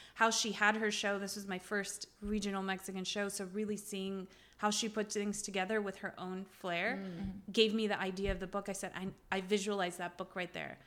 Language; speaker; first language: English; early bilingual, other home language; Armenian